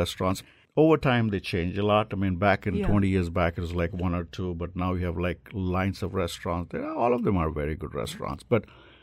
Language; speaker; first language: English; non-native, local second language; Telugu